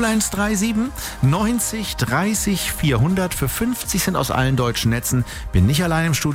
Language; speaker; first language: German; native; German